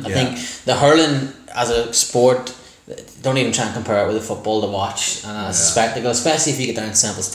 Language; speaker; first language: English; native; English